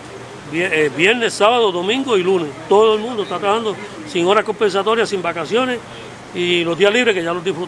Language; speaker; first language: Spanish; native; Spanish